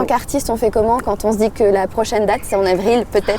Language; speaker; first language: French; native; French